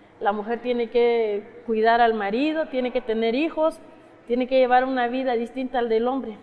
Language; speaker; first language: Spanish; non-native, local second language; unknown